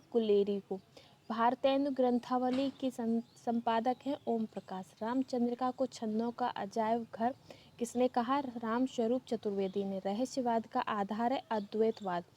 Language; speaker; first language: Hindi; native; Hindi